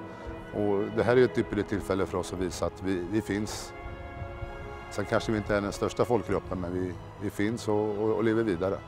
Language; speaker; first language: Swedish; early bilingual, other home language; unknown